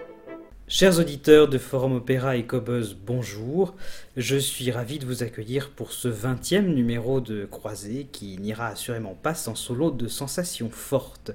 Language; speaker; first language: French; native; French